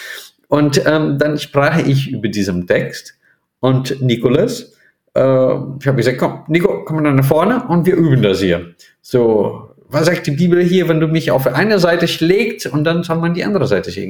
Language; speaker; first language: German; non-native, fluent; Portuguese